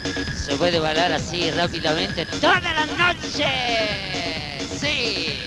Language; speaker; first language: Spanish; non-native, learner; Italian